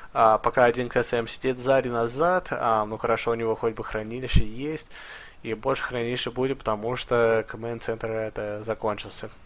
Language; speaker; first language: Russian; early bilingual, heritage; Russian